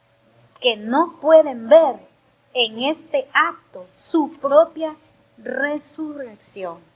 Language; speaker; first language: Spanish; native; Spanish